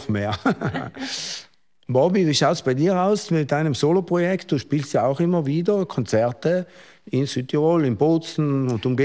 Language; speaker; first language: German; native; German